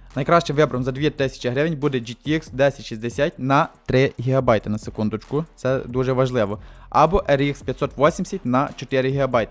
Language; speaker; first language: Ukrainian; native; Ukrainian